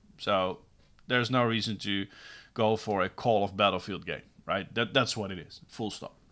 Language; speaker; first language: English; non-native, fluent; Dutch